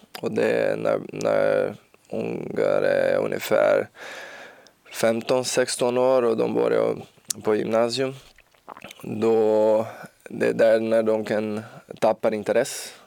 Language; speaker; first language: Swedish; non-native, learner; Portuguese